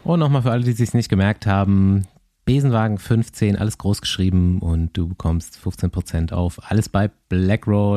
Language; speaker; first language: German; native; German